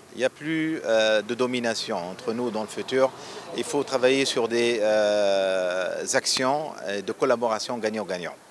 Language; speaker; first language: French; non-native, local second language; Arabic